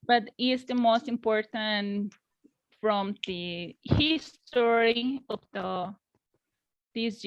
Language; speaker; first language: English; non-native, learner; Spanish